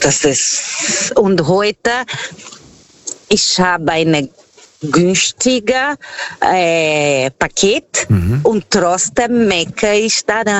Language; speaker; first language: German; non-native, fluent; Portuguese